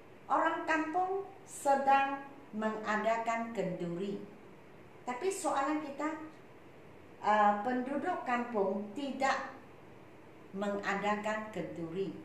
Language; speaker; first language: Malay; non-native, local second language; Chinese